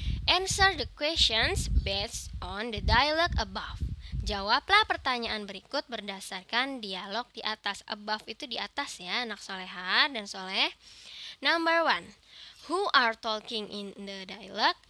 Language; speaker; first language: English; non-native, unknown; Indonesian